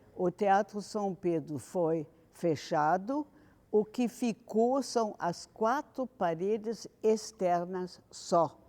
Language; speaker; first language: Portuguese; non-native, fluent; German